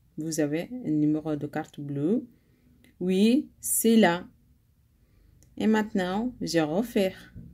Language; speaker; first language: French; non-native, learner; Arabic